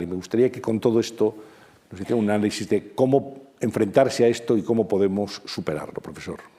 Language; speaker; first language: Spanish; native; Spanish